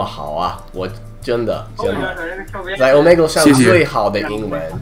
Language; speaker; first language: Chinese; non-native, fluent; English